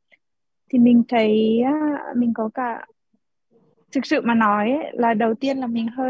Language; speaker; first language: Vietnamese; early bilingual, heritage; Vietnamese